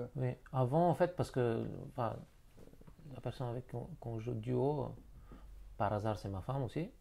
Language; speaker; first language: French; non-native, fluent; Bulgarian